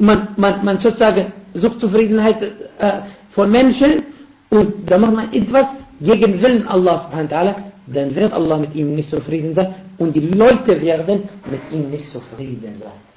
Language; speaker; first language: German; non-native, fluent; Arabic